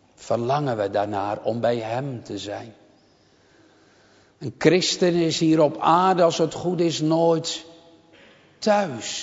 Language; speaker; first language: Dutch; native; Dutch